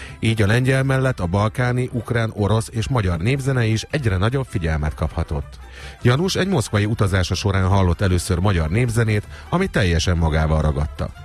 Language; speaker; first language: Hungarian; native; Hungarian